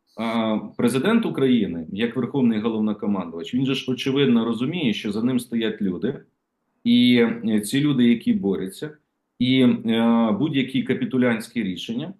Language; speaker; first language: Ukrainian; native; Ukrainian